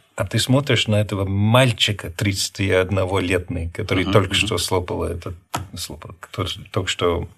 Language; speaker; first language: Russian; non-native, fluent; English